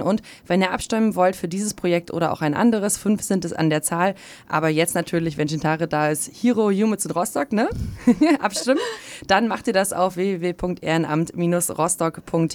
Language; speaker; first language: German; native; German